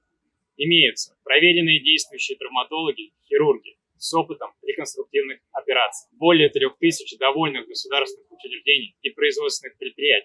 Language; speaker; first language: Russian; native; Russian